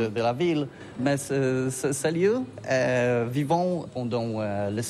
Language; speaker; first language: French; non-native, learner; Polish